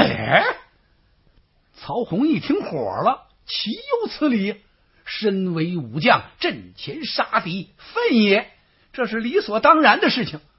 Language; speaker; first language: Chinese; native; Chinese